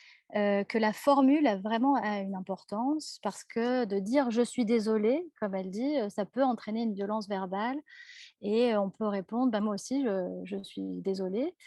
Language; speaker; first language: French; native; French